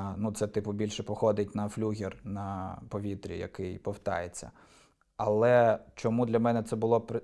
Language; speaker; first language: Ukrainian; non-native, local second language; Russian